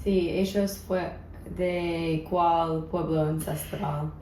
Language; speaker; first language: Spanish; non-native, learner; English